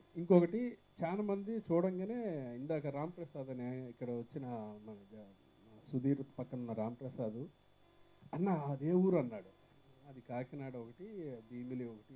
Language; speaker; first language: Telugu; native; Telugu